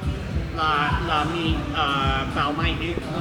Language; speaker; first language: Thai; non-native, learner; English